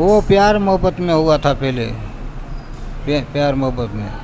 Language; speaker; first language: Hindi; non-native, learner; Baluchi